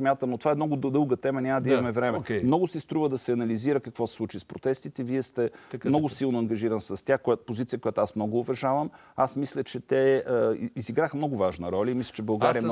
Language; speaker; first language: Bulgarian; native; Bulgarian